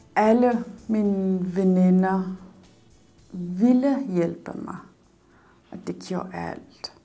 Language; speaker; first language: Danish; non-native, local second language; Kalaallisut